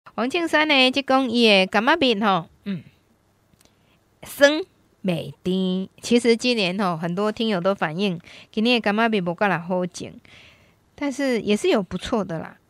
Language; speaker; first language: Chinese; non-native, local second language; Min Nan Chinese